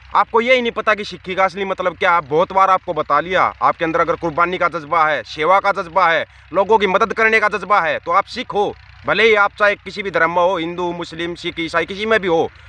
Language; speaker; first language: Hindi; non-native, local second language; Punjabi